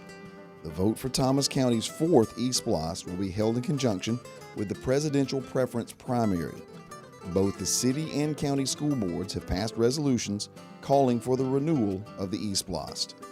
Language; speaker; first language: English; native; English